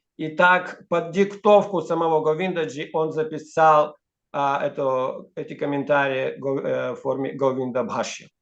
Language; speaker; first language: Russian; native; Russian